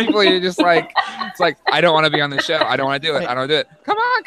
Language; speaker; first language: English; native; English